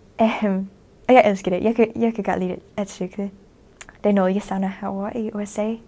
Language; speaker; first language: Danish; non-native, fluent; English